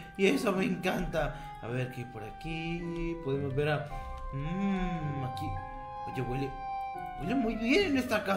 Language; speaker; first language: Spanish; native; Spanish